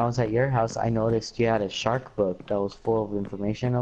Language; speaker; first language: English; native; English